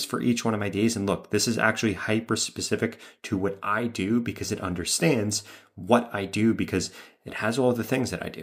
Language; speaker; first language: English; native; English